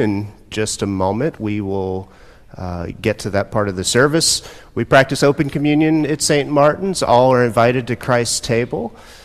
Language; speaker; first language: English; native; English